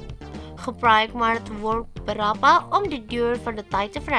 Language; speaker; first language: Dutch; non-native, fluent; Indonesian